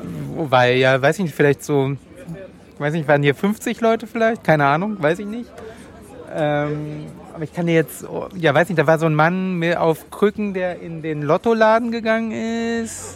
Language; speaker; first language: German; native; German